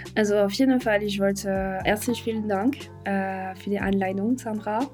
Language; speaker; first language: German; non-native, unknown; French